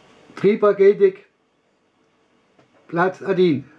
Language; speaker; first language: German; non-native, learner; Russian